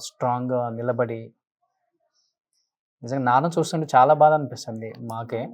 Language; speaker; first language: Telugu; native; Telugu